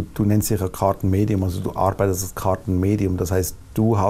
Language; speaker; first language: German; native; German